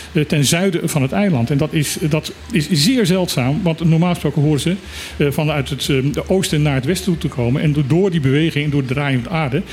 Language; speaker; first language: Dutch; non-native, local second language; Papiamento